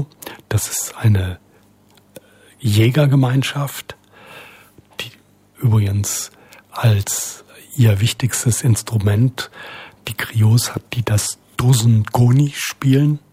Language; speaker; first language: German; native; German